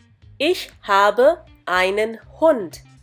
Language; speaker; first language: German; non-native, fluent; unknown